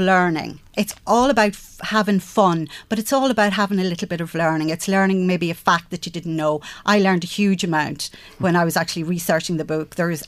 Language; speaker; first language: English; native; English